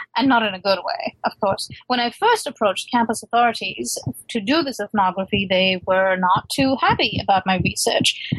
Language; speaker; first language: English; non-native, local second language; Urdu